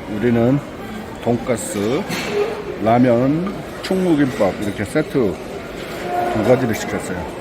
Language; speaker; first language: Korean; native; Korean